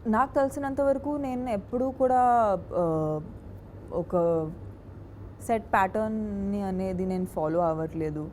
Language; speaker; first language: Telugu; non-native, fluent; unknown